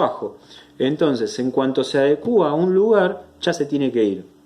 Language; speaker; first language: Spanish; native; Spanish